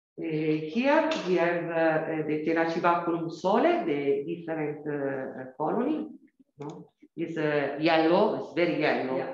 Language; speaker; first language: English; non-native, learner; Italian